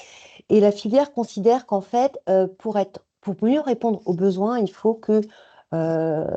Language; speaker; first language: French; native; French